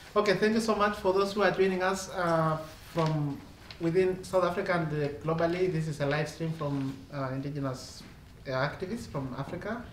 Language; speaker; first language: English; non-native, local second language; Masai